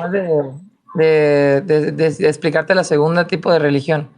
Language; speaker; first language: Spanish; native; Spanish